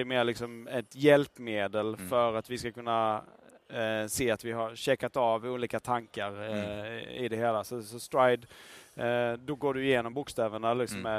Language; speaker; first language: Swedish; native; Swedish